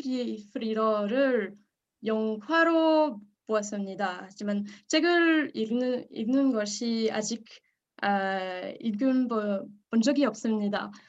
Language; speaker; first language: Korean; non-native, learner; French